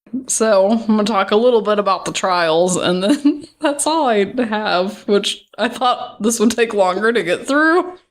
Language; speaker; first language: English; native; English